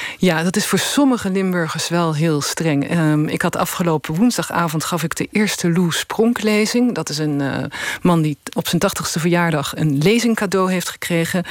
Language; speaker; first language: Dutch; native; Dutch